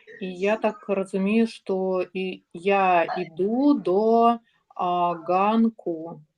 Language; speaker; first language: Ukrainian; non-native, learner; Russian